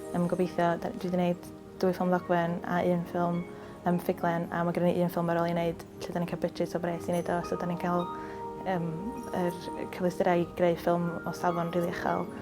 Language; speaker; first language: Welsh; native; Welsh